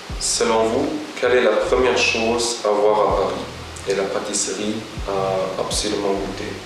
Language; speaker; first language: French; non-native, local second language; Luxembourgish